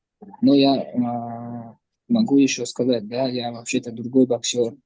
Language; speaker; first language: Russian; non-native, learner; Uzbek